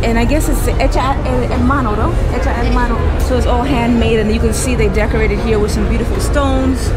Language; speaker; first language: English; native; English